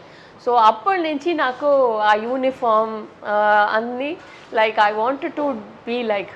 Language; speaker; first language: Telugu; non-native, learner; Tamil